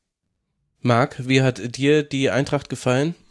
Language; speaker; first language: German; native; German